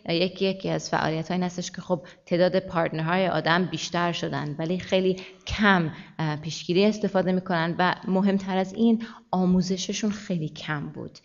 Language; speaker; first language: Persian; early bilingual, heritage; Persian